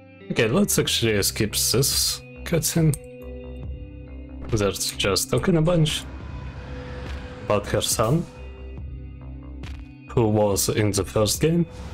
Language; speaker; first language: English; non-native, learner; Russian